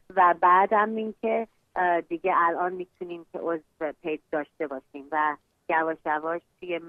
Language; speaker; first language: Persian; early bilingual, heritage; Persian